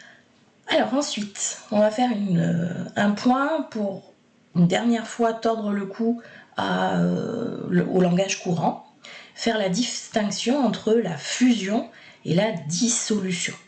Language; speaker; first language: French; native; French